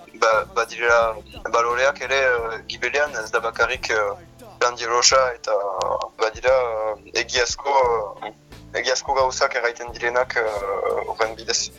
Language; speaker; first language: Basque; non-native, local second language; French